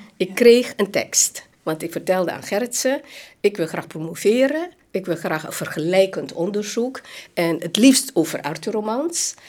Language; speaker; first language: Dutch; non-native, local second language; Hakka Chinese